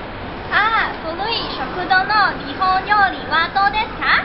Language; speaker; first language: Japanese; non-native, learner; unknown